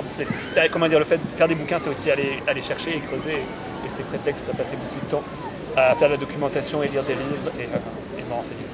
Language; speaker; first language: French; native; French